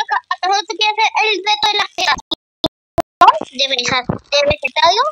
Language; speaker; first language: Spanish; native; Spanish